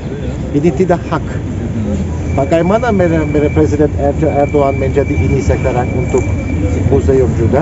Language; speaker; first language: Indonesian; non-native, learner; Turkish